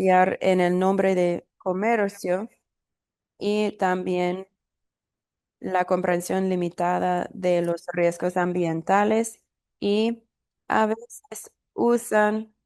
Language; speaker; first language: Spanish; non-native, fluent; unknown